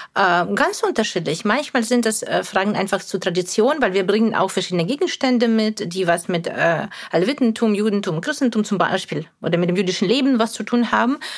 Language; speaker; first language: German; non-native, fluent; Russian